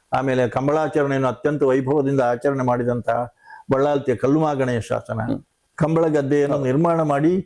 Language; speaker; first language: Kannada; non-native, local second language; Tulu